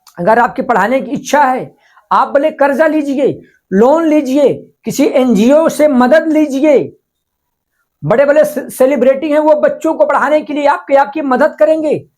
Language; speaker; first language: Hindi; non-native, local second language; Marathi